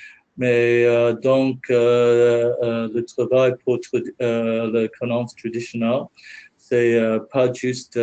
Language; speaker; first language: French; non-native, learner; English